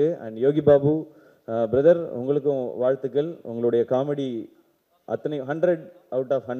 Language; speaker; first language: Tamil; native; Tamil